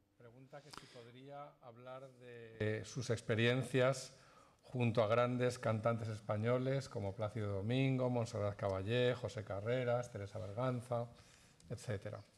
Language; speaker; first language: Spanish; native; Spanish